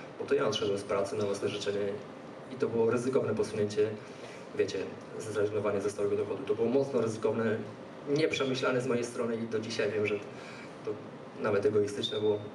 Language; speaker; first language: Polish; native; Polish